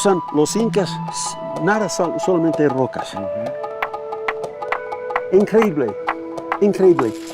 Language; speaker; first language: Spanish; non-native, fluent; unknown